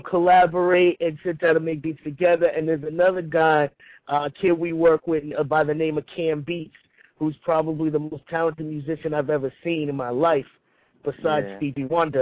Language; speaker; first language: English; native; English